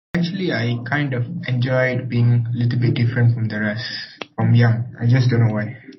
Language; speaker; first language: English; non-native, local second language; Tamil